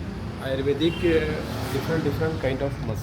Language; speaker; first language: English; non-native, local second language; Malayalam